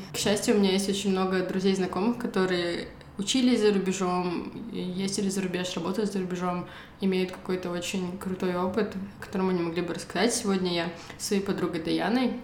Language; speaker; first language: Russian; native; Russian